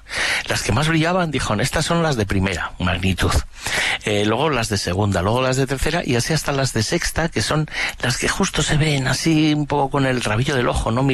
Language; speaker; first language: Spanish; native; Spanish